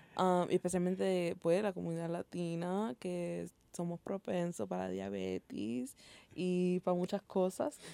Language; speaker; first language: Spanish; native; Spanish